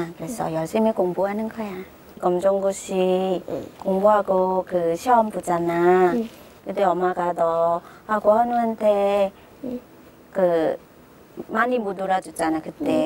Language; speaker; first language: Korean; non-native, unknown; Khmer